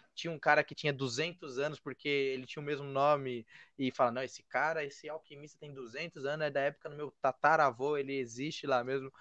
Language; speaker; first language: Portuguese; native; Portuguese